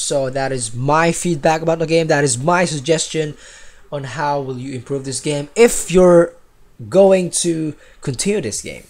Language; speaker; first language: English; non-native, local second language; Filipino